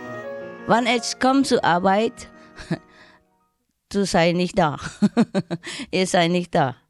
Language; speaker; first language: German; non-native, learner; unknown